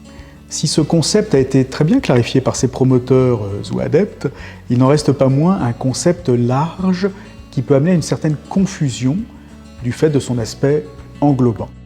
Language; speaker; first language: French; native; French